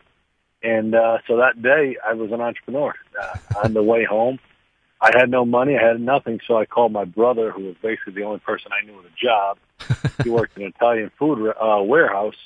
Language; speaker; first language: English; native; English